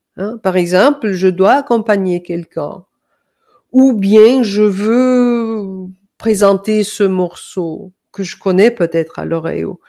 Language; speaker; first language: French; non-native, fluent; Danish